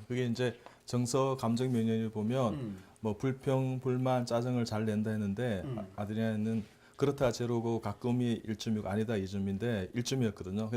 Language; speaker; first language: Korean; native; Korean